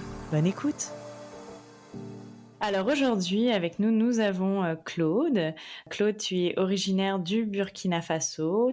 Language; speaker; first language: French; native; French